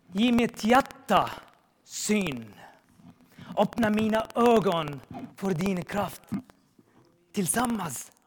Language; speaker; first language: Swedish; non-native, learner; Arabic